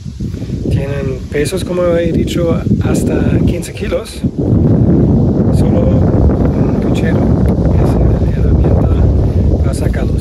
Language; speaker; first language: Spanish; non-native, learner; German